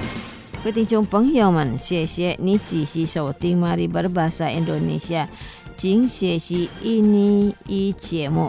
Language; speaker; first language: Chinese; non-native, learner; Indonesian